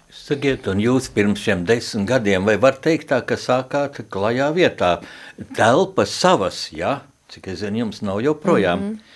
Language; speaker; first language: Latvian; native; Latvian